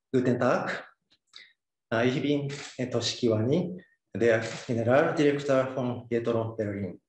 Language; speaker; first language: German; non-native, learner; Japanese